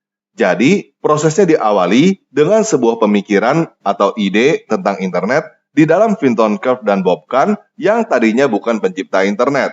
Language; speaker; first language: Indonesian; native; Indonesian